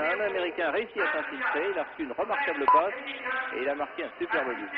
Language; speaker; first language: French; native; French